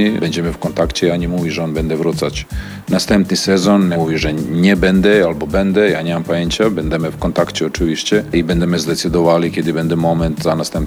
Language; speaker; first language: Polish; non-native, fluent; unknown